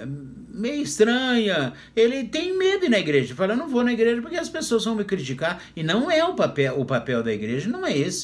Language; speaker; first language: Portuguese; native; Portuguese